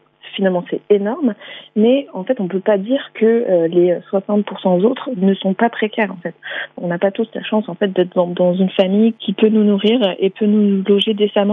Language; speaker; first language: French; native; French